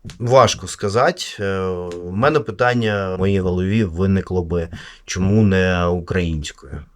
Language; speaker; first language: Ukrainian; non-native, local second language; Russian